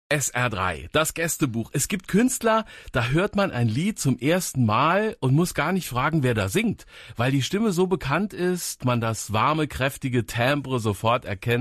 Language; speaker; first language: German; native; German